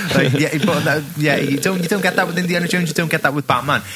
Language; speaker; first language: English; native; English